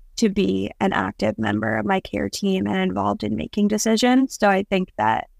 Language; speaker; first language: English; native; English